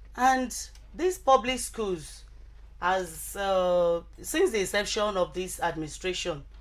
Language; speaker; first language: English; non-native, local second language; Yoruba